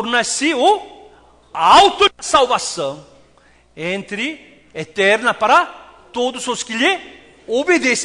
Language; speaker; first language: Portuguese; non-native, fluent; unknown